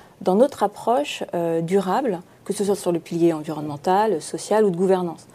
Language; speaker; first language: French; native; French